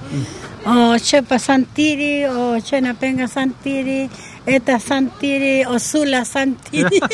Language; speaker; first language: Swedish; non-native, learner; Spanish